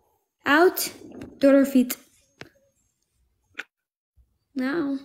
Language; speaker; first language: Amharic; non-native, learner; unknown